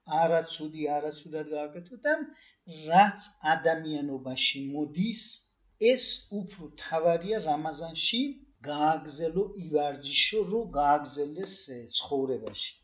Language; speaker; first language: Georgian; early bilingual, heritage; Georgian